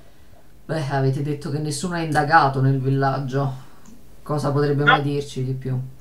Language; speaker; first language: Italian; native; Italian